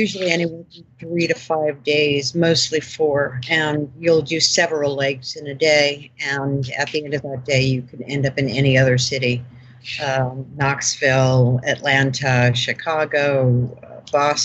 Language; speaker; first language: English; native; English